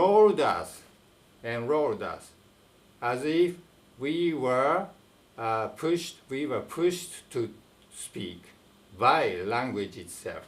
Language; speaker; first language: English; non-native, fluent; Japanese